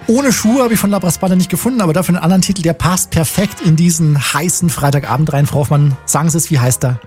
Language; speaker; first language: German; native; German